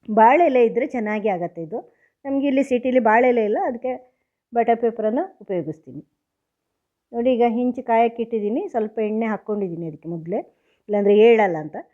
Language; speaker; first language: Kannada; native; Kannada